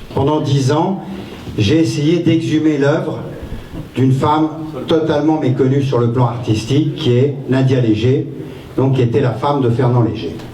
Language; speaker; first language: French; native; French